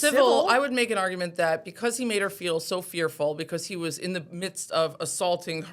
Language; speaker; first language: English; native; English